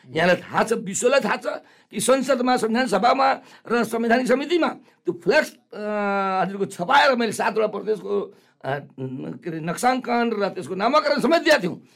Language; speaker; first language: Nepali; non-native, local second language; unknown